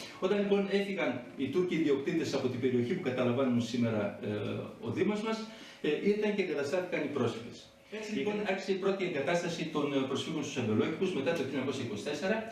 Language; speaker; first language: Greek; native; Greek